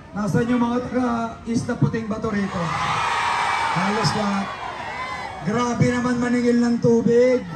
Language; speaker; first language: Filipino; native; Filipino